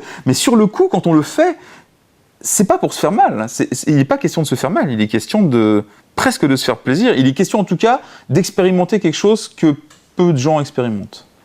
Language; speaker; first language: French; native; French